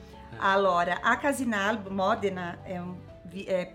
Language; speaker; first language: Italian; non-native, learner; Portuguese